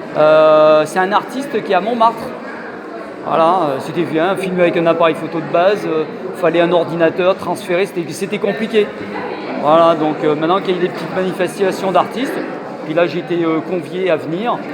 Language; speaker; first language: French; native; French